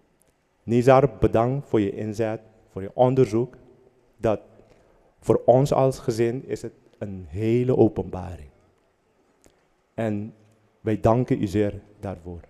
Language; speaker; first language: Dutch; non-native, local second language; Papiamento